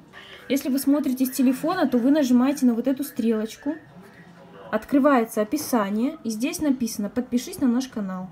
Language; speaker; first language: Russian; native; Russian